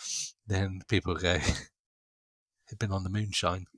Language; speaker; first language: English; native; English